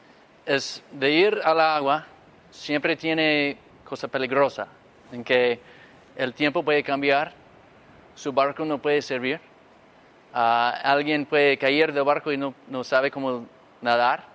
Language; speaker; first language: Spanish; non-native, fluent; English